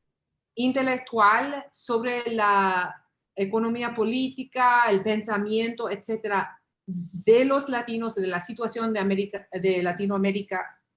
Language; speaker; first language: Spanish; early bilingual, heritage; English